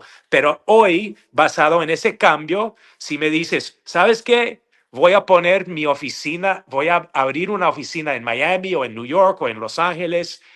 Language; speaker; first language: Spanish; non-native, fluent; English